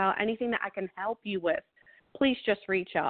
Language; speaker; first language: English; native; English